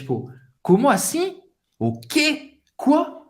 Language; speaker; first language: Portuguese; non-native, fluent; French